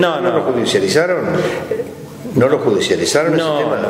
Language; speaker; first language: Spanish; native; Spanish